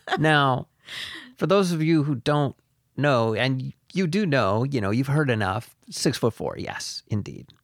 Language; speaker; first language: English; native; English